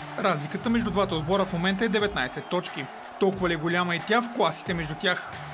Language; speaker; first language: Bulgarian; native; Bulgarian